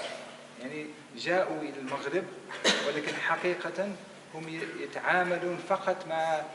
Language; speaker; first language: Arabic; non-native, fluent; English